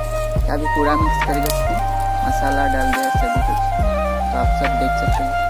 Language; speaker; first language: Hindi; non-native, local second language; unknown